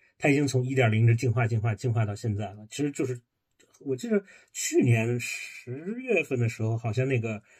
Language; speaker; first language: Chinese; native; Chinese